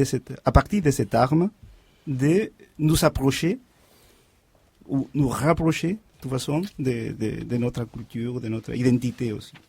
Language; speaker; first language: French; non-native, fluent; Spanish